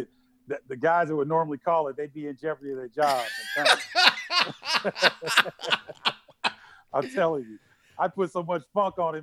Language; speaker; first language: English; native; English